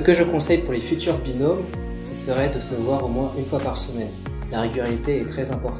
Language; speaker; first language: French; native; French